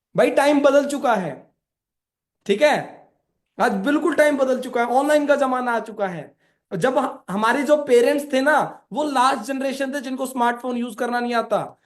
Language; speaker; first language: Hindi; native; Hindi